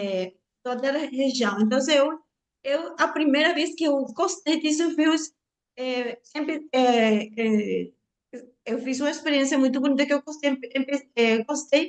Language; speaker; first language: Portuguese; non-native, learner; Spanish